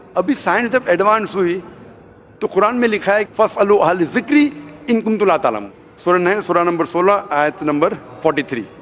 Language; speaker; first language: Hindi; non-native, local second language; Konkani